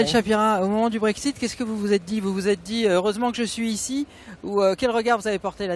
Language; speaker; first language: French; native; French